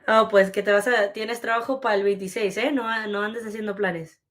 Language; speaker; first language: Spanish; early bilingual, heritage; Spanish